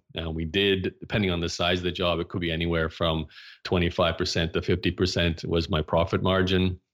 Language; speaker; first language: English; native; English